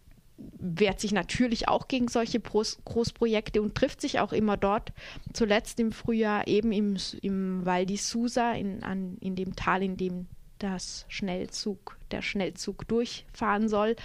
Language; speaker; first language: German; native; German